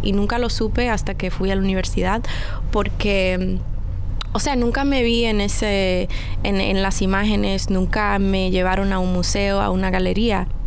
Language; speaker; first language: Spanish; early bilingual, heritage; Spanish